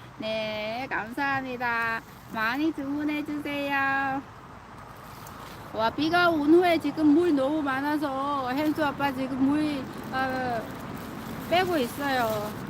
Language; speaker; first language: Korean; non-native, fluent; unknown